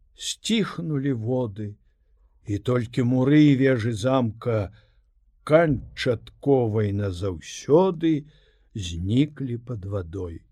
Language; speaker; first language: Belarusian; native; Belarusian